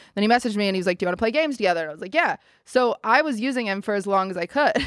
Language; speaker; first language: English; native; English